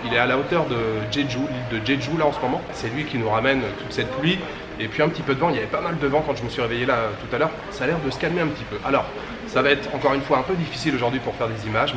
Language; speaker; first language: French; native; French